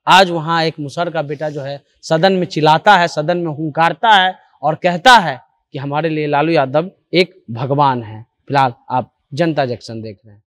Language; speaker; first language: Hindi; native; Hindi